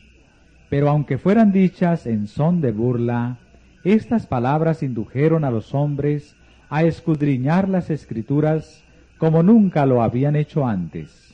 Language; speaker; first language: Spanish; native; Spanish